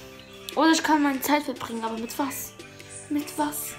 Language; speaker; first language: German; early bilingual, other home language; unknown